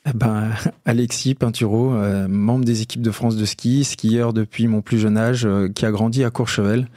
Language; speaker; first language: French; native; French